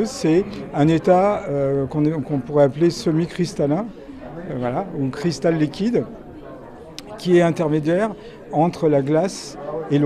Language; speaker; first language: French; native; French